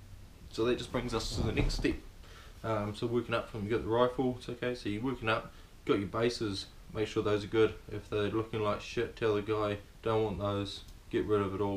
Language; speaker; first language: English; native; English